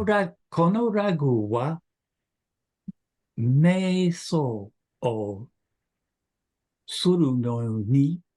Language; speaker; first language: Japanese; non-native, learner; English